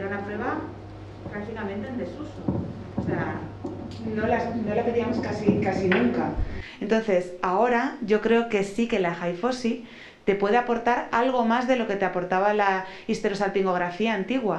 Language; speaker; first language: Spanish; native; Spanish